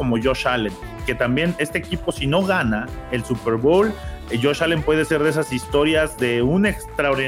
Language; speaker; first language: Spanish; native; Spanish